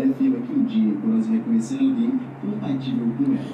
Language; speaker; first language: Portuguese; native; Portuguese